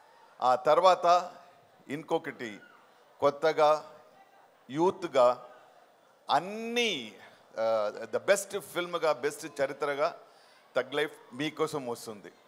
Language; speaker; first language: Telugu; non-native, fluent; Tamil